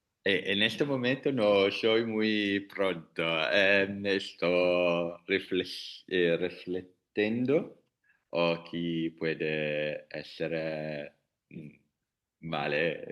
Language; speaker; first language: Spanish; non-native, learner; Italian